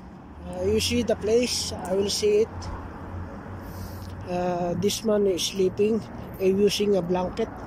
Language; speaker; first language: English; non-native, local second language; Filipino